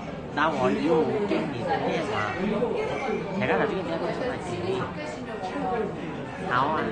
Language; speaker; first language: Chinese; non-native, learner; Korean